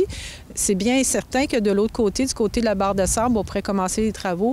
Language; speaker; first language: French; native; French